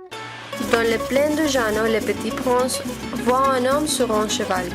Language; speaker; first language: French; non-native, learner; Spanish